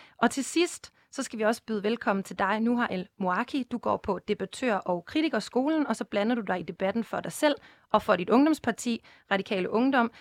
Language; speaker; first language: Danish; native; Danish